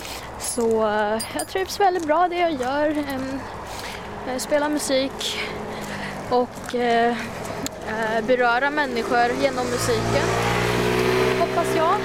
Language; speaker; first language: Swedish; non-native, fluent; Chinese